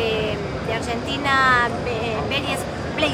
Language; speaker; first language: English; non-native, learner; Spanish